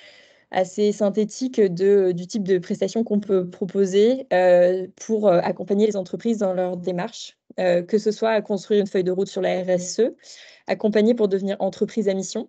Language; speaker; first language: French; native; French